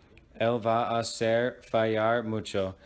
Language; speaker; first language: Spanish; non-native, learner; English